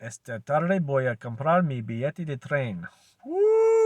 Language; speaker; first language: Spanish; non-native, learner; English